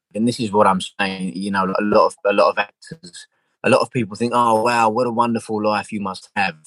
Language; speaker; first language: English; native; English